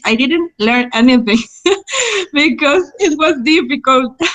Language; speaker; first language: English; non-native, fluent; Spanish